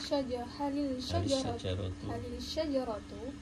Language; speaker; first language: Arabic; non-native, learner; Indonesian